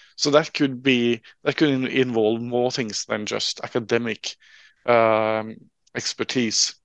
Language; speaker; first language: English; non-native, fluent; Norwegian